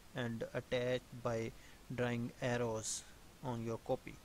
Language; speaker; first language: English; non-native, local second language; Urdu